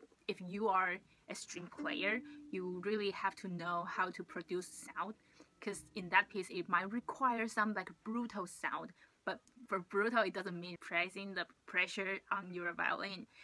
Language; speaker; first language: English; non-native, fluent; Chinese